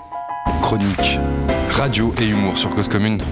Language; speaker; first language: French; native; French